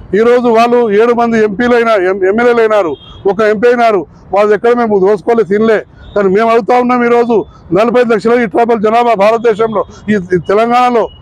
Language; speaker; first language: Telugu; non-native, local second language; Lambadi